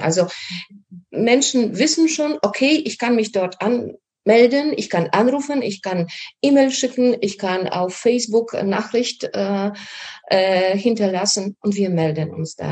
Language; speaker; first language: German; non-native, fluent; Polish